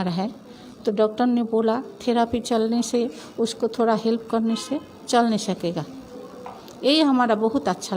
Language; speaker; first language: Hindi; non-native, local second language; Bangla